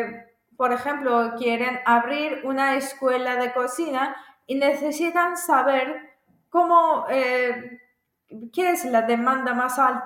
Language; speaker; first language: Spanish; non-native, fluent; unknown